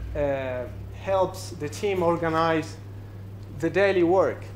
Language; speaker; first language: English; non-native, fluent; Italian